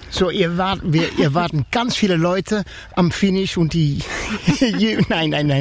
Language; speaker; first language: German; non-native, learner; Dutch